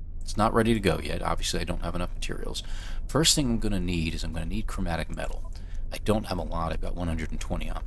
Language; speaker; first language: English; native; English